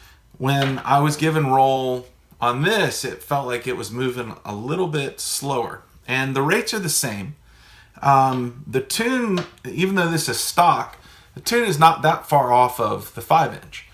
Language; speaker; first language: English; native; English